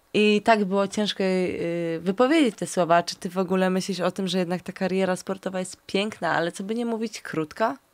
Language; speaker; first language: Polish; native; Polish